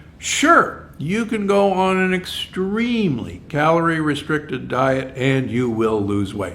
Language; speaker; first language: English; native; English